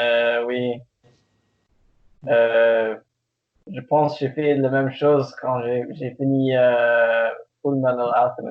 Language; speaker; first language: French; non-native, learner; English